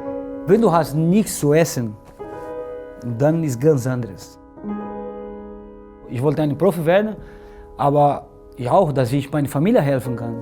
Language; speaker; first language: German; non-native, learner; Portuguese